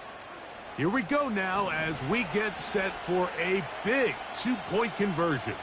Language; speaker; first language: English; native; English